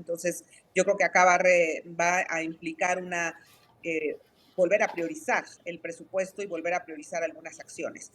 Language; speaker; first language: Spanish; native; Spanish